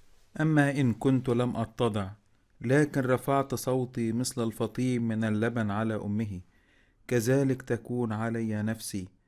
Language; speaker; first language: Arabic; native; Arabic